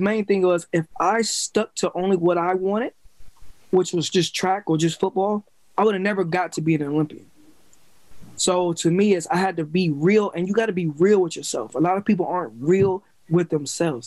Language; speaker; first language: English; native; English